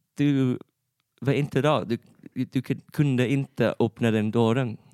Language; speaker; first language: Swedish; non-native, learner; English